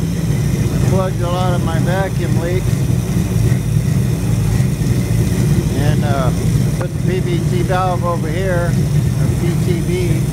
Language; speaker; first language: English; native; English